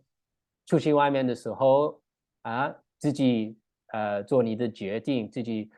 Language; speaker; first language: Chinese; early bilingual, heritage; English